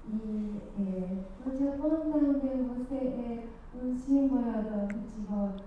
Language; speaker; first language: Portuguese; non-native, learner; Japanese